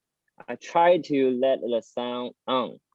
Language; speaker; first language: English; non-native, learner; Chinese